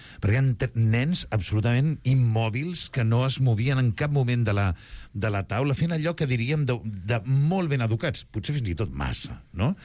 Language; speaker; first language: Catalan; native; Catalan